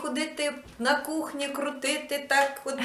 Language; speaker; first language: Polish; non-native, learner; Ukrainian